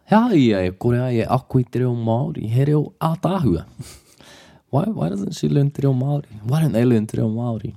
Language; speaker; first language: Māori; non-native, fluent; English